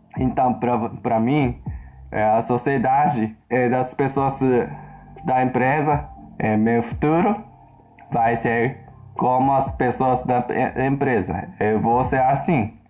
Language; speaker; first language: Portuguese; non-native, fluent; Japanese